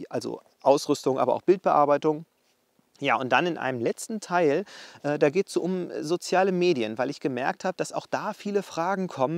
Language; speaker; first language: German; native; German